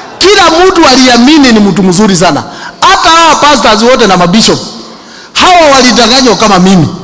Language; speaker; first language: Swahili; non-native, local second language; Kikuyu